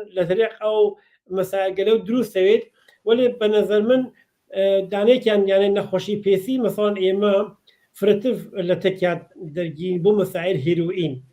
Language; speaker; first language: Central Kurdish; native; Central Kurdish